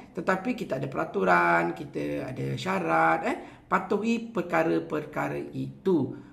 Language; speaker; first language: Malay; non-native, local second language; Tamil